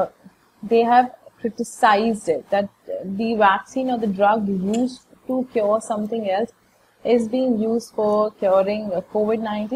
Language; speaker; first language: English; non-native, local second language; Hindi